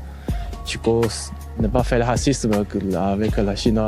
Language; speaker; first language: French; non-native, learner; Chinese